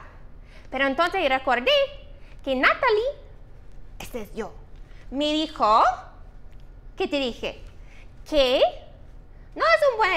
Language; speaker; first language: Spanish; non-native, fluent; English